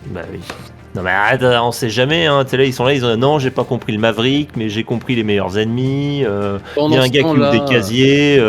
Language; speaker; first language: French; native; French